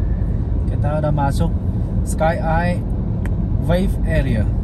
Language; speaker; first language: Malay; non-native, learner; Chinese